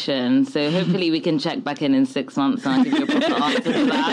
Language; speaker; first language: English; native; English